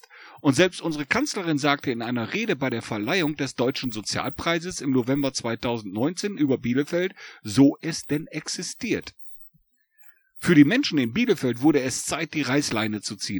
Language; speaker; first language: German; native; German